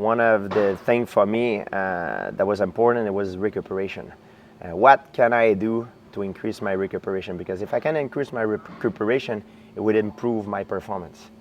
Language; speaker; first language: English; non-native, fluent; French